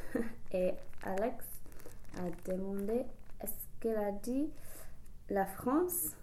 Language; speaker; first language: French; non-native, learner; English